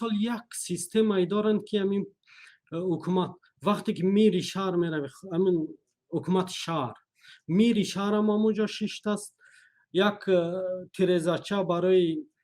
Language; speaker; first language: Persian; non-native, local second language; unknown